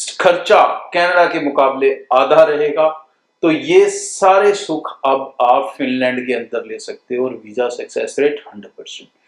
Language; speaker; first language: Hindi; non-native, local second language; Punjabi